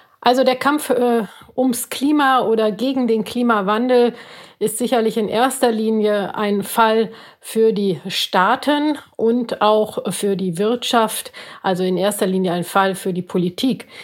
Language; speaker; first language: German; native; German